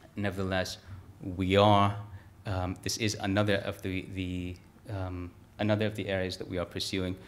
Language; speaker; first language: English; native; English